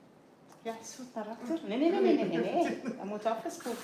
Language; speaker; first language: Dutch; non-native, fluent; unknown